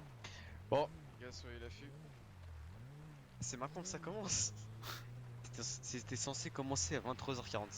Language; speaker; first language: French; native; French